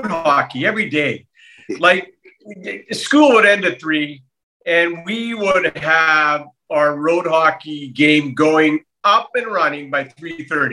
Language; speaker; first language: English; native; English